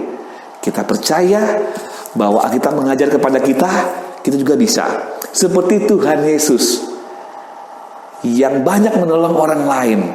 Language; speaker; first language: Indonesian; native; Indonesian